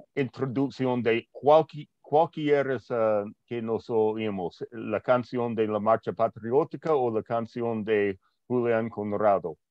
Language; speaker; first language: Spanish; non-native, fluent; English